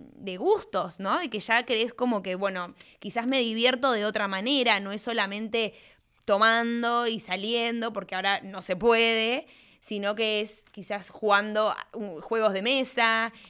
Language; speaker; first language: Spanish; native; Spanish